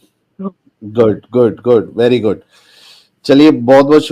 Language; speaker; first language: Hindi; native; Hindi